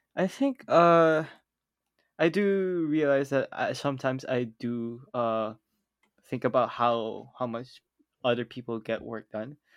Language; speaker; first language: English; non-native, local second language; Filipino